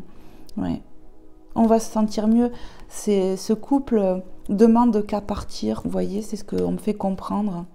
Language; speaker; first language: French; native; French